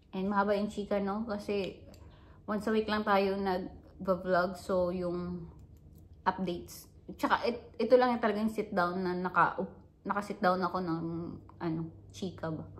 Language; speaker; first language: Filipino; non-native, local second language; Hiligaynon